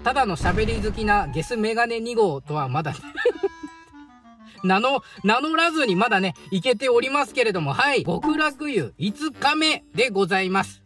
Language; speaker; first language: Japanese; native; Japanese